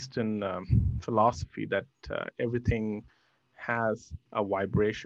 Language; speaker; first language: English; non-native, local second language; Hindi